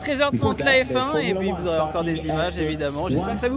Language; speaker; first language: French; native; French